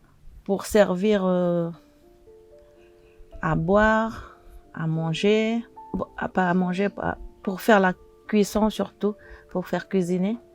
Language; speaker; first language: French; non-native, local second language; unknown